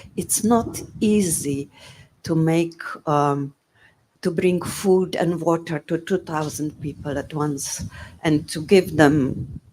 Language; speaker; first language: English; non-native, fluent; Slovenian